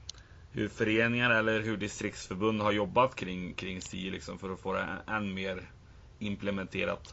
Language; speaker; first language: Swedish; native; Swedish